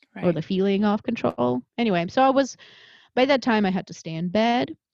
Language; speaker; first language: English; early bilingual, other home language; Russian